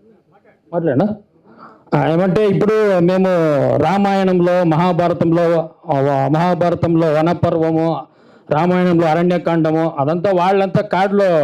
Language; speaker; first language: Telugu; non-native, local second language; Kannada